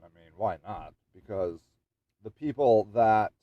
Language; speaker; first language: English; native; English